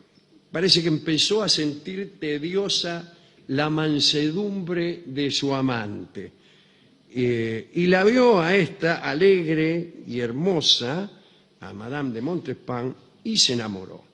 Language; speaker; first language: Spanish; native; Spanish